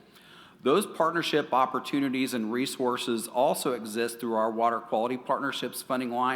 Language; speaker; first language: English; native; English